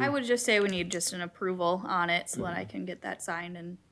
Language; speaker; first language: English; native; English